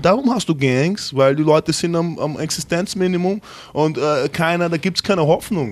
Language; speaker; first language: German; native; German